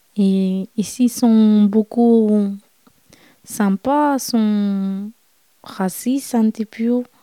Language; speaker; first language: French; non-native, learner; Romany